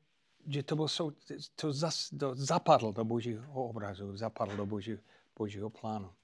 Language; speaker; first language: Czech; non-native, fluent; English